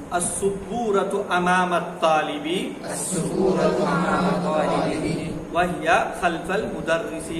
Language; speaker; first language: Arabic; non-native, fluent; Urdu